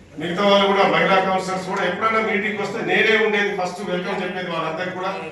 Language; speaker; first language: Telugu; non-native, local second language; Urdu